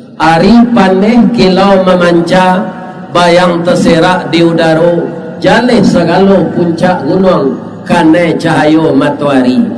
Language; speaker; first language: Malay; non-native, local second language; Minangkabau